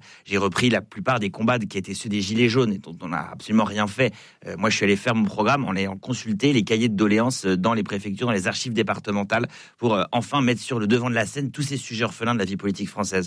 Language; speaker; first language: French; native; French